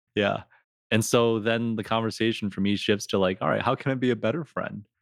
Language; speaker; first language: English; native; English